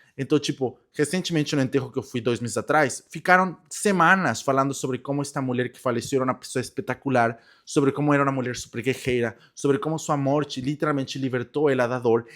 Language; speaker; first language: Portuguese; non-native, fluent; Spanish